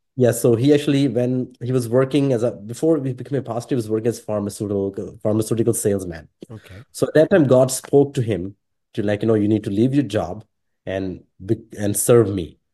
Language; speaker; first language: English; non-native, local second language; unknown